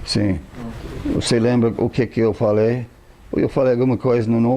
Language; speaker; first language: Portuguese; non-native, fluent; English